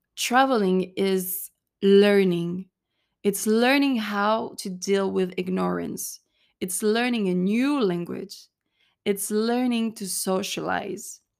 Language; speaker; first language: English; non-native, fluent; French